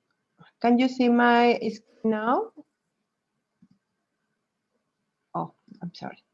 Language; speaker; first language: English; non-native, fluent; Spanish